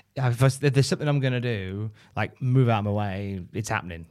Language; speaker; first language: English; native; English